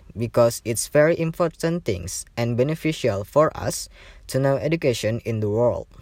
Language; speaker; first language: English; non-native, learner; Indonesian